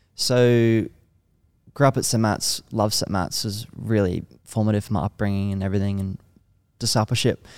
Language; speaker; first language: English; native; English